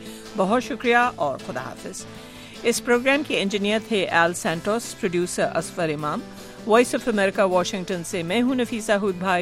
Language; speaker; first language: Urdu; native; Urdu